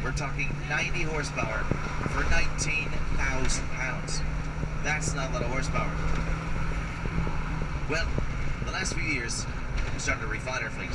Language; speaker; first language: English; native; English